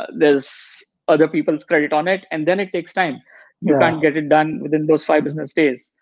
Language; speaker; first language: English; non-native, local second language; Gujarati